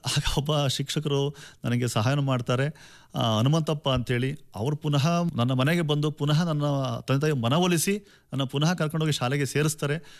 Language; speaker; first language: Kannada; native; Kannada